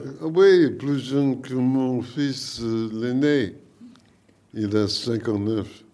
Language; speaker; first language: French; non-native, learner; English